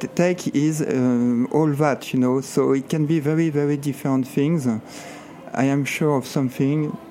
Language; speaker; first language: English; non-native, fluent; French